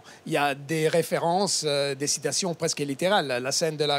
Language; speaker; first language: French; non-native, fluent; Italian